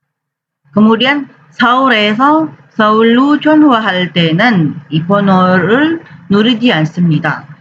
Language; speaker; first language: Korean; non-native, fluent; Indonesian